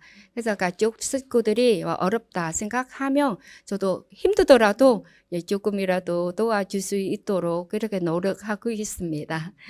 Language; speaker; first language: Korean; non-native, learner; Vietnamese